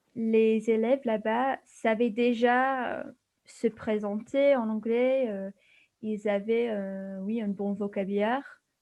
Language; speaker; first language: French; non-native, fluent; English